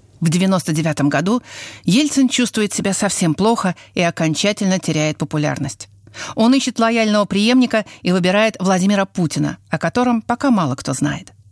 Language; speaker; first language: Russian; native; Russian